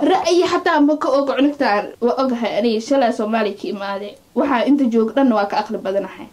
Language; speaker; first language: Somali; early bilingual, heritage; Somali